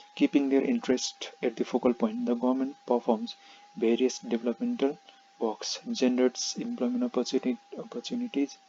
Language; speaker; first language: English; non-native, local second language; Nepali